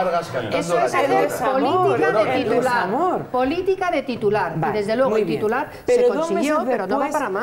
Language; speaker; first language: Spanish; native; Spanish